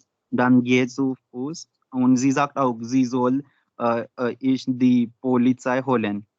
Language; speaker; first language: German; non-native, learner; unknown